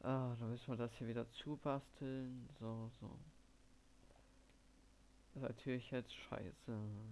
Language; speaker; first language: German; native; German